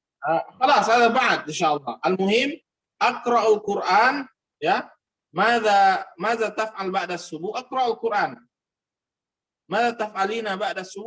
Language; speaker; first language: Arabic; non-native, fluent; Indonesian